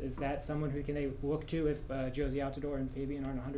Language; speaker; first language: English; native; English